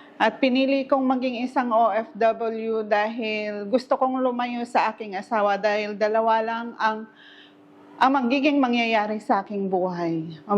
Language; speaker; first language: Filipino; non-native, local second language; Hiligaynon